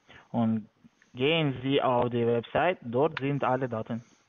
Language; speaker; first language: German; non-native, learner; Latvian